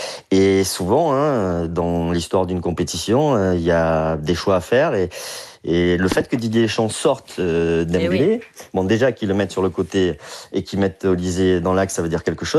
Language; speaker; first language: French; native; French